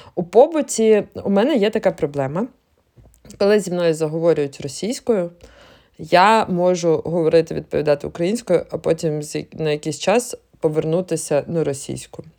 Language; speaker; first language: Ukrainian; non-native, local second language; Russian